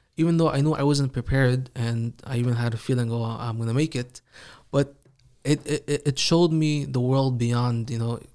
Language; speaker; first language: English; early bilingual, other home language; Persian